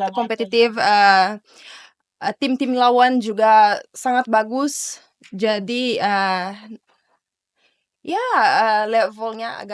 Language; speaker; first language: Indonesian; non-native, fluent; Portuguese